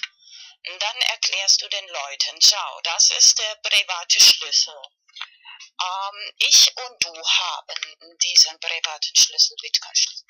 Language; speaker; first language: German; non-native, fluent; Spanish